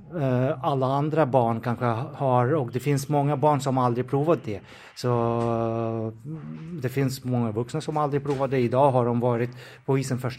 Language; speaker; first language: Swedish; non-native, fluent; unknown